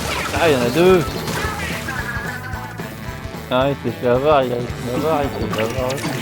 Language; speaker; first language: French; native; French